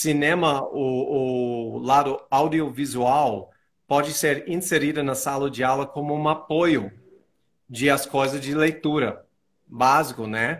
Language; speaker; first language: Portuguese; non-native, fluent; English